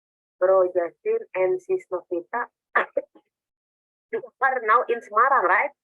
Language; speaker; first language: English; non-native, learner; Indonesian